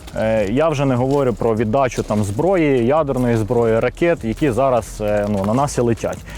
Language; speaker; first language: Ukrainian; native; Ukrainian